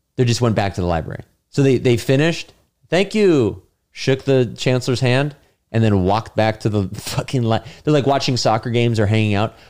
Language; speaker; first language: English; native; English